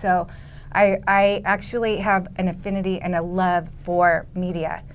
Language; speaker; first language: English; native; English